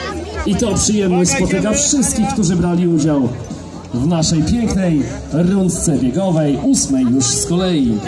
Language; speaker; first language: Polish; native; Polish